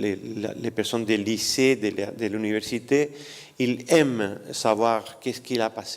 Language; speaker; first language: French; non-native, fluent; Spanish